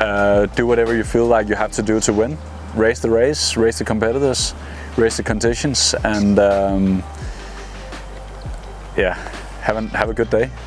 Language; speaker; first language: English; non-native, fluent; Danish